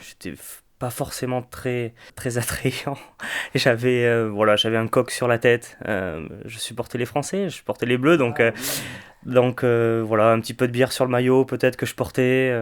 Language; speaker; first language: French; native; French